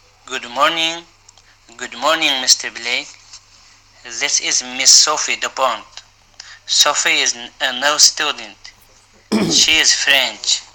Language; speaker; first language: English; non-native, learner; Uyghur